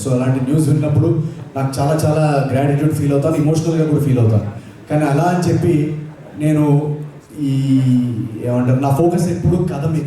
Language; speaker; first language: Telugu; native; Telugu